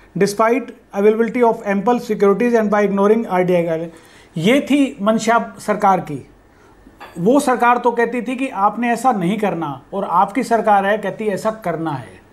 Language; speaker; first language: Hindi; native; Hindi